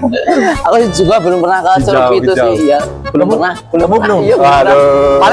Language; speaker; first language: Indonesian; native; Indonesian